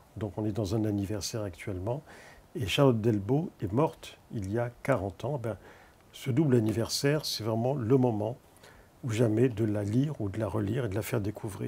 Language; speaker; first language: French; native; French